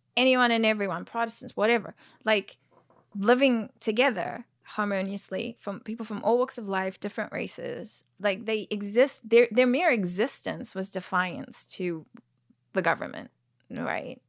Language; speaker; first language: English; native; English